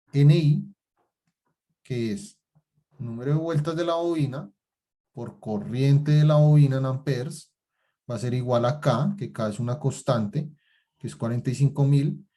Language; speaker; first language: Spanish; native; Spanish